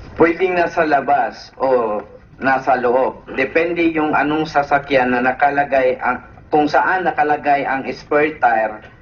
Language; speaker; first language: Filipino; non-native, local second language; Cebuano